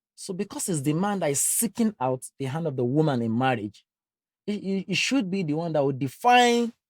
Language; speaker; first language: English; non-native, local second language; Yoruba